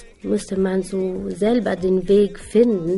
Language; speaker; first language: German; non-native, learner; Albanian